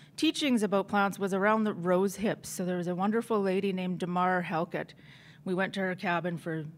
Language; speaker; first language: English; native; English